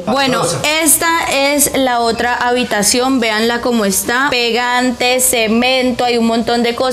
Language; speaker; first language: Spanish; native; Spanish